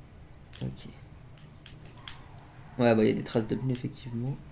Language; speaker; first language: French; native; French